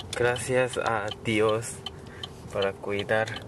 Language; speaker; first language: Spanish; non-native, learner; Korean